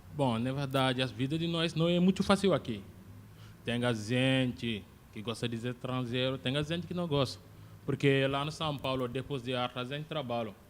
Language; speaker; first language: Portuguese; non-native, learner; Wolof